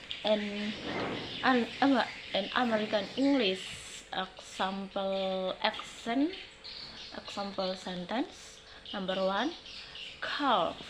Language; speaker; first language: English; non-native, learner; Indonesian